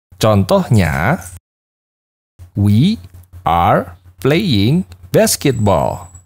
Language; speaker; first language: English; non-native, fluent; Indonesian